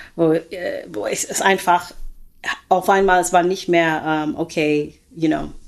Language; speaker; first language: German; non-native, fluent; English